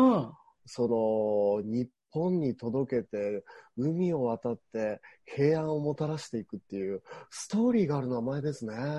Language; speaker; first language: Japanese; native; Japanese